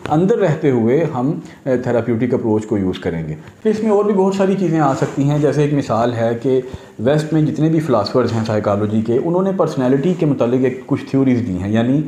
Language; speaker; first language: Urdu; native; Urdu